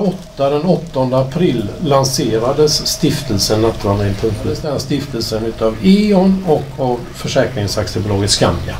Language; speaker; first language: Swedish; native; Swedish